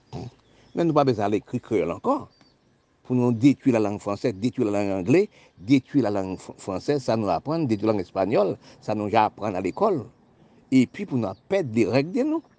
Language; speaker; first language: French; non-native, local second language; Haitian Creole